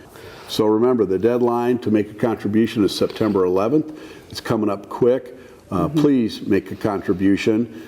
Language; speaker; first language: English; native; English